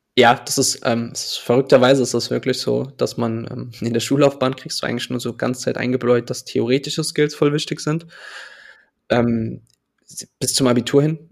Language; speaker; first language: German; early bilingual, other home language; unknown